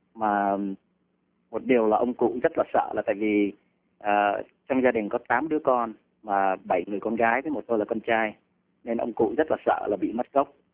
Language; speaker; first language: Vietnamese; early bilingual, heritage; Vietnamese